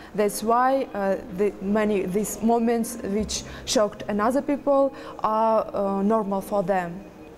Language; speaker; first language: English; non-native, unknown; Russian